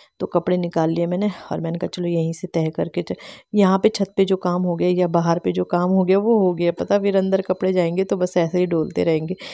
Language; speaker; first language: Hindi; native; Hindi